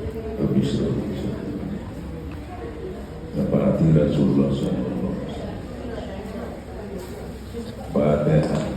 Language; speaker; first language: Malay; non-native, local second language; Javanese